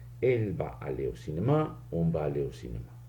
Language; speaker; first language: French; non-native, fluent; Spanish